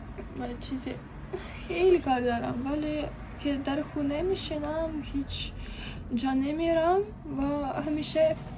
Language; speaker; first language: Persian; non-native, learner; Ukrainian